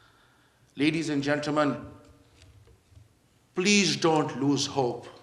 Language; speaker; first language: English; non-native, local second language; Urdu